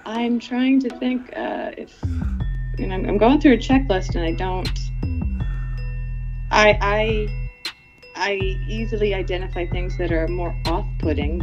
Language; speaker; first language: English; non-native, local second language; Filipino